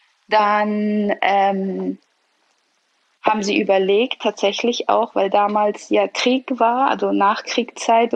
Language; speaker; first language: German; early bilingual, other home language; Persian